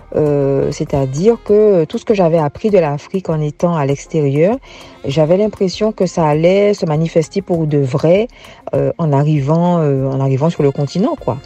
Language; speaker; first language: French; native; French